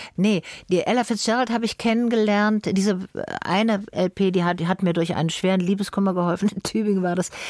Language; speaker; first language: German; native; German